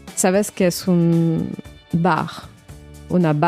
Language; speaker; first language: Spanish; non-native, fluent; French